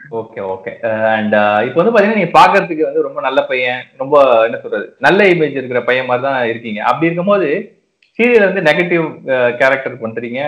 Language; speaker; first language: Tamil; native; Tamil